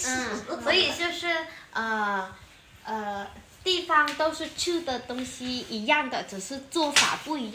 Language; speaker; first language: Chinese; non-native, fluent; Vietnamese